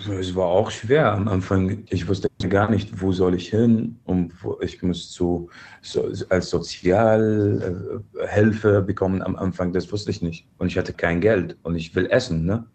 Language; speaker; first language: German; non-native, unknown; Arabic